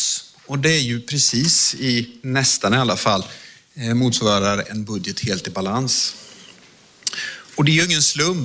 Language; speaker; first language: Swedish; native; Swedish